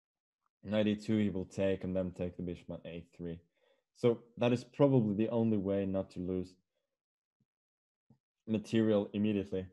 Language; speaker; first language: English; non-native, fluent; Norwegian